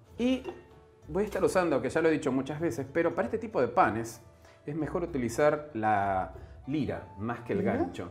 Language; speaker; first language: Spanish; native; Spanish